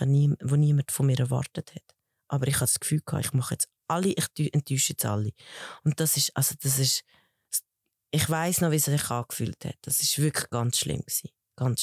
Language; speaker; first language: German; early bilingual, other home language; Spanish